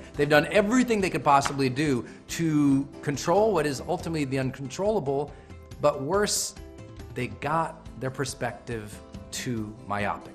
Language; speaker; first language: English; native; English